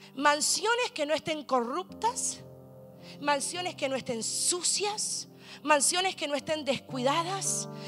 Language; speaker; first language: Spanish; early bilingual, heritage; Spanish